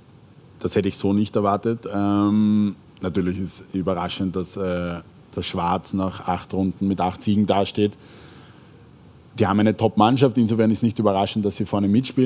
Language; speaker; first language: German; native; German